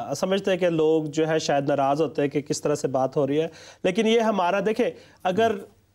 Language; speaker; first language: Urdu; non-native, local second language; Punjabi